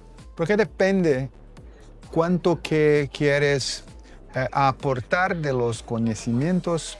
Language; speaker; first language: Spanish; non-native, fluent; Portuguese